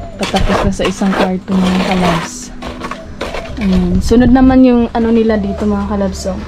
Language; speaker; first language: Filipino; non-native, local second language; Masbatenyo